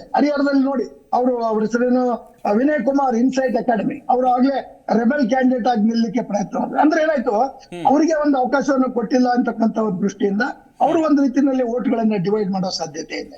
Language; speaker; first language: Kannada; native; Kannada